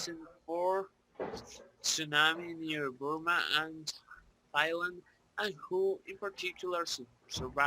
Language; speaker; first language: English; non-native, learner; Spanish